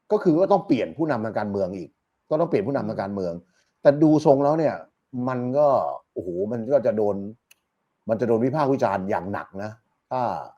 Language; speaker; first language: Thai; native; Thai